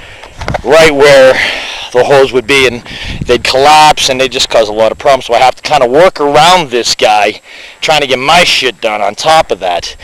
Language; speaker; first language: English; native; English